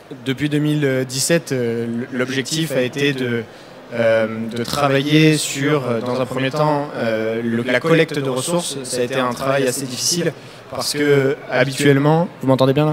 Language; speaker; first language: French; native; French